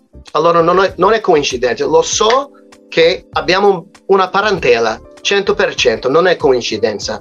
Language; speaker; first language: Italian; non-native, fluent; English